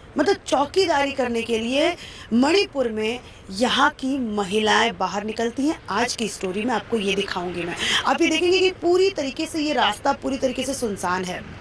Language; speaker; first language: Hindi; native; Hindi